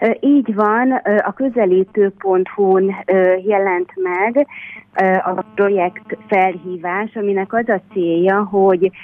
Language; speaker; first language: Hungarian; native; Hungarian